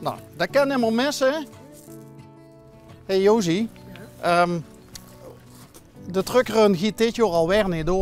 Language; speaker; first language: Dutch; native; Dutch